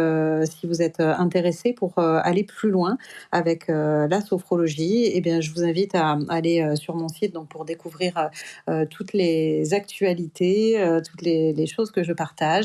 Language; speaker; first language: French; native; French